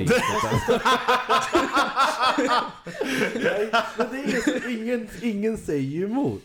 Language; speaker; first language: Swedish; native; Swedish